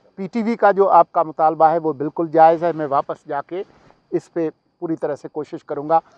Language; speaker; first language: Urdu; non-native, local second language; Sindhi